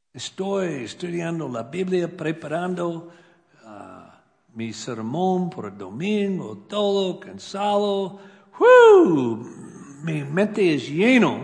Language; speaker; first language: Spanish; non-native, learner; English